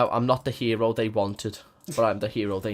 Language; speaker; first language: English; native; English